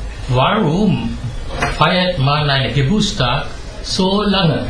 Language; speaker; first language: German; non-native, fluent; Sinhala